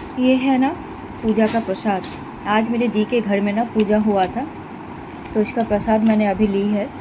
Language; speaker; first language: Hindi; non-native, local second language; Bangla